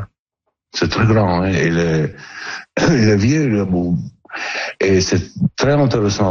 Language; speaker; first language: French; non-native, learner; Italian